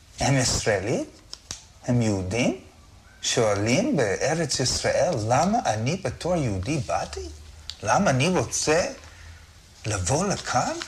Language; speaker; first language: Hebrew; non-native, fluent; English